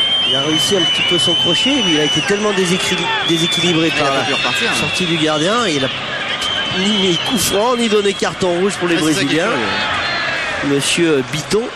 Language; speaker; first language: French; native; French